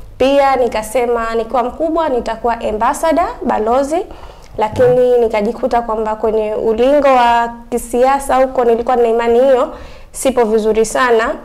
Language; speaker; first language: Swahili; native; Swahili